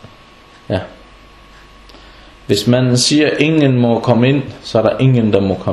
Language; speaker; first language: Danish; non-native, fluent; Arabic